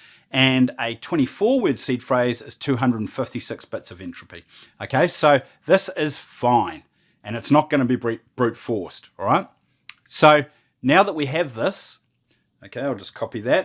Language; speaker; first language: English; native; English